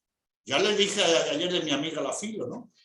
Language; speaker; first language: Spanish; native; Spanish